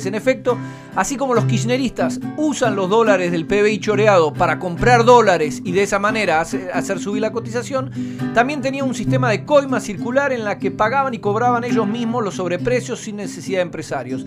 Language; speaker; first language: Spanish; native; Spanish